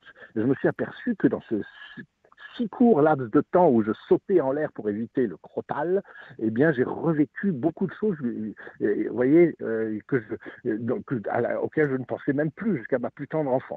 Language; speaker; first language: French; native; French